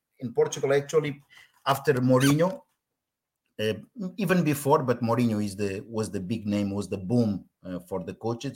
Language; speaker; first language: English; non-native, learner; Portuguese